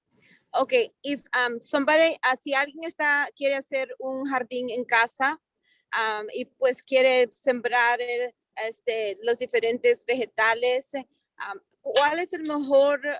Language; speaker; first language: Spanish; early bilingual, heritage; Spanish